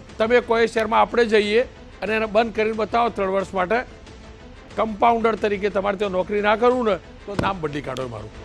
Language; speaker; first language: Gujarati; native; Gujarati